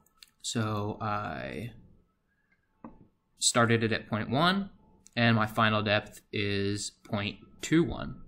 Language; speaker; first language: English; native; English